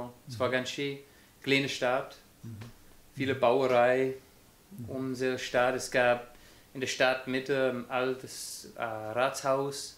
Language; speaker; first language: German; non-native, fluent; English